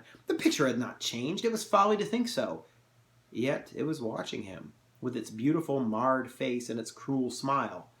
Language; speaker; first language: English; native; English